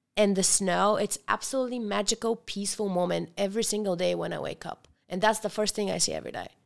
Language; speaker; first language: English; non-native, fluent; Bulgarian